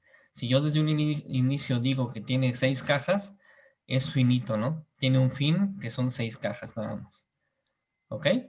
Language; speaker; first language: Spanish; native; Spanish